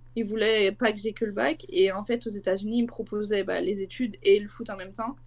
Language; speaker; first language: French; native; French